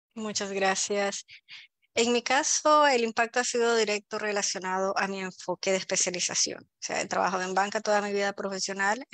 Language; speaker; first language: Spanish; native; Spanish